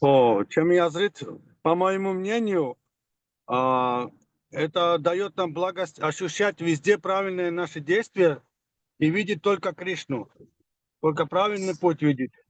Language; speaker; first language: Russian; non-native, fluent; Georgian